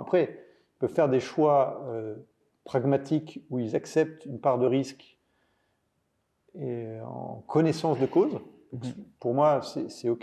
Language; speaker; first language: French; native; French